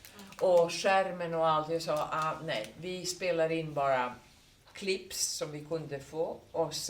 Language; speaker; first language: Swedish; non-native, fluent; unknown